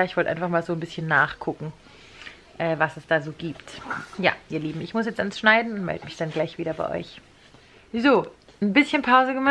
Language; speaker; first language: German; native; German